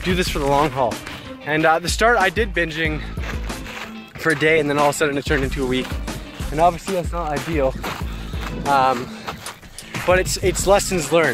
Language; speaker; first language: English; native; English